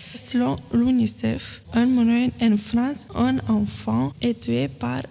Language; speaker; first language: French; non-native, fluent; Romanian